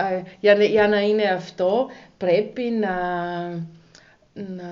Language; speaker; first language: Greek; non-native, learner; German